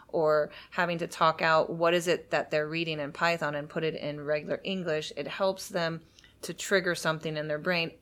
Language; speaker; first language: English; native; English